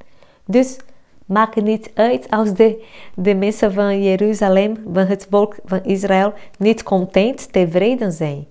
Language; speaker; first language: Dutch; non-native, fluent; Portuguese